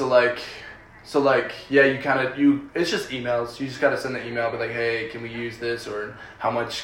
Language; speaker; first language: English; early bilingual, other home language; Spanish